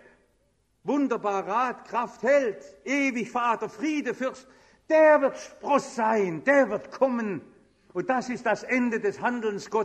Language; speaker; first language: German; native; German